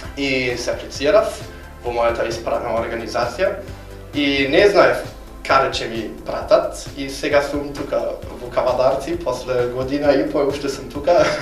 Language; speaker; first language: Macedonian; non-native, fluent; German